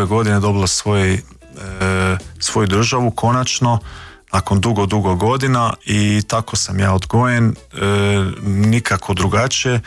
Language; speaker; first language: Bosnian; early bilingual, heritage; Croatian